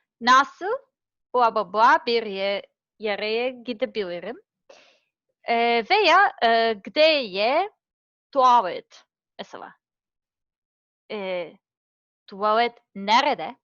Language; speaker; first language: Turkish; non-native, learner; Serbian